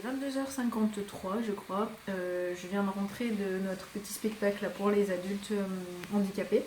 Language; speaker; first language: French; native; French